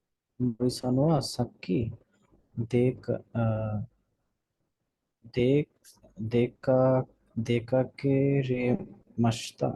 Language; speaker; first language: Japanese; non-native, learner; Bangla